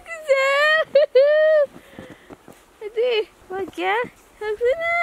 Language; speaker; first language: Turkish; non-native, learner; Indonesian